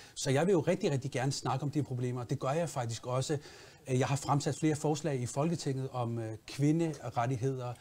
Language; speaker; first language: Danish; early bilingual, other home language; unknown